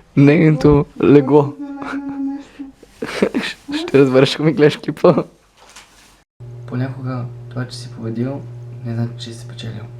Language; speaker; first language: Bulgarian; native; Bulgarian